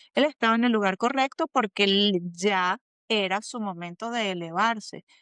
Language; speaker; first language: Spanish; native; Spanish